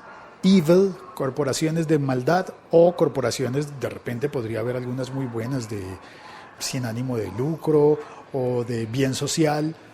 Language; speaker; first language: Spanish; native; Spanish